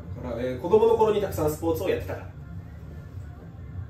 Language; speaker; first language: Japanese; native; Japanese